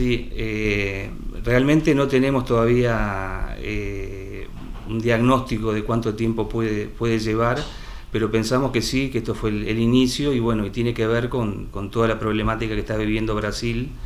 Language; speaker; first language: Spanish; native; Spanish